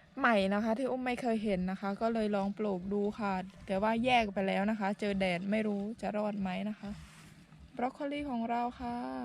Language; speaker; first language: Thai; native; Thai